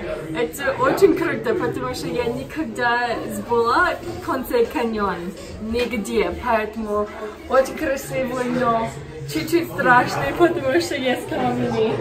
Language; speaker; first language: Russian; non-native, learner; English